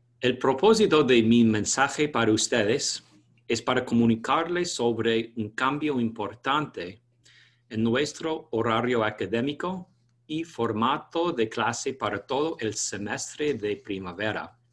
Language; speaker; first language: Spanish; non-native, fluent; English